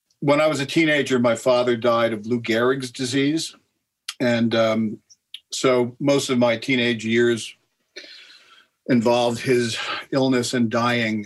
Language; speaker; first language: English; native; English